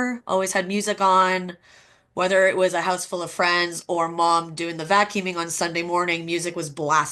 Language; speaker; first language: English; native; English